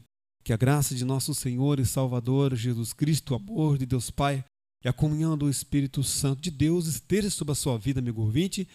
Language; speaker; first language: Portuguese; native; Portuguese